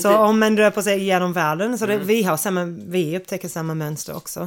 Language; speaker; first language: Swedish; non-native, fluent; English